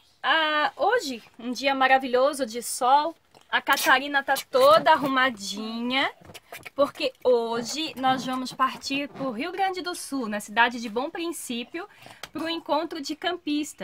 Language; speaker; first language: Portuguese; native; Portuguese